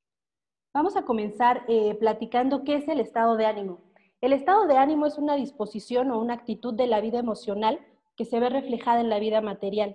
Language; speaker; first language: Spanish; native; Spanish